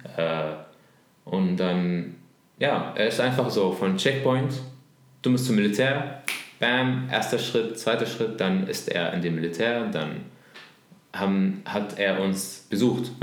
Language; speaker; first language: German; non-native, fluent; Arabic